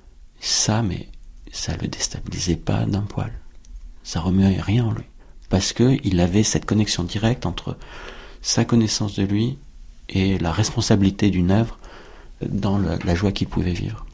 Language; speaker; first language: French; native; French